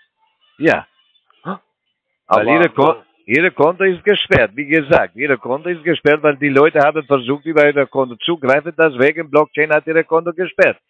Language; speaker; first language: German; non-native, learner; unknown